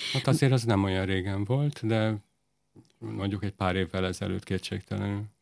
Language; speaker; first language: Hungarian; native; Hungarian